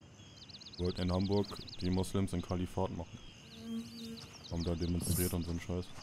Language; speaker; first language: German; native; German